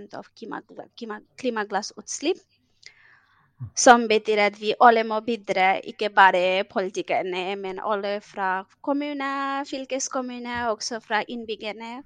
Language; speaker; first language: Norwegian; non-native, fluent; Bangla